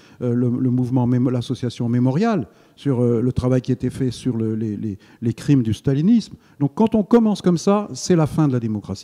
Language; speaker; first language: French; native; French